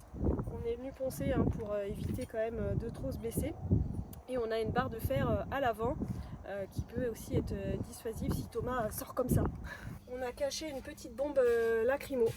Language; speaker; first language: French; native; French